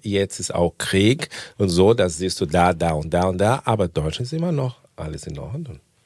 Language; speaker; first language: German; non-native, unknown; Portuguese